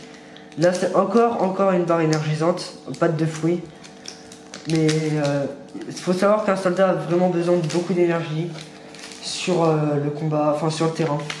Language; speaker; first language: French; native; French